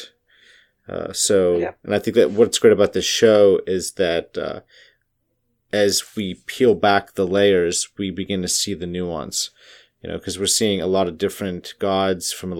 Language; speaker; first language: English; native; English